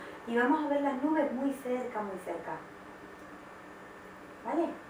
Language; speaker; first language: Spanish; native; Spanish